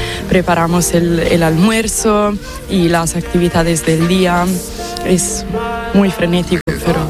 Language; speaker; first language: Spanish; non-native, fluent; Italian